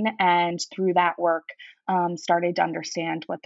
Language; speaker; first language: English; native; English